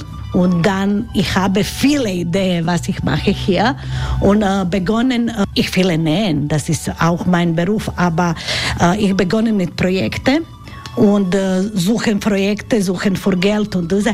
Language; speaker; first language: German; non-native, learner; Croatian